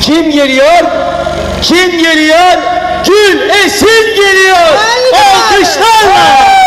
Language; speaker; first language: Turkish; native; Turkish